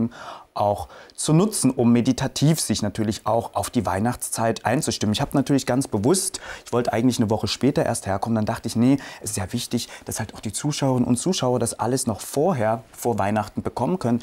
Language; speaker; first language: German; native; German